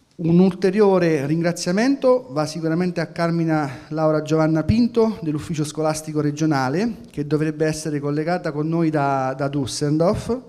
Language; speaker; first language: Italian; native; Italian